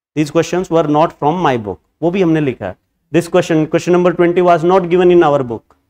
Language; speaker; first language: Hindi; native; Hindi